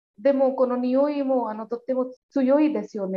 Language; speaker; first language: Japanese; non-native, learner; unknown